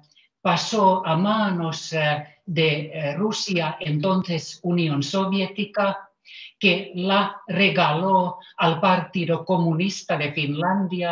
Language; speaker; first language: Spanish; non-native, fluent; Finnish